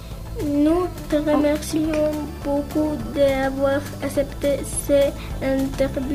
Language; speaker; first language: French; non-native, learner; Spanish